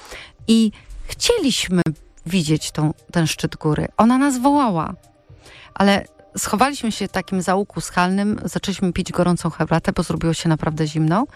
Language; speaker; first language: Polish; native; Polish